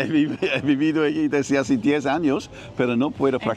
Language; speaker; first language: Spanish; non-native, learner; English